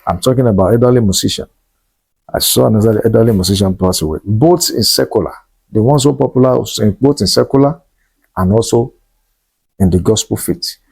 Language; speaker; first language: English; non-native, local second language; Yoruba